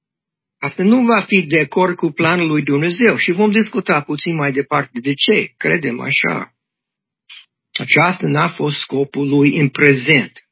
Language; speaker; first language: Romanian; non-native, learner; English